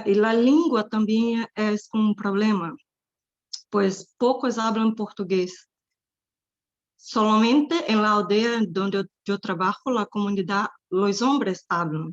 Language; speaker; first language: Spanish; non-native, fluent; Portuguese